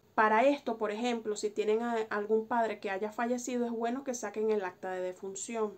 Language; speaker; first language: Spanish; native; Spanish